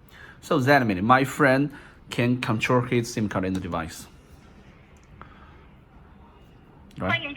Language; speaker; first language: English; non-native, learner; Chinese